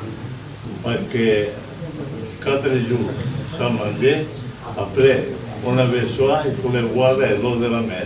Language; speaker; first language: French; non-native, fluent; Spanish